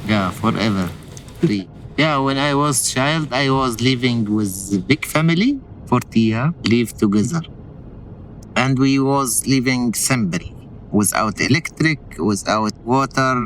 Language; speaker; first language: English; non-native, learner; Arabic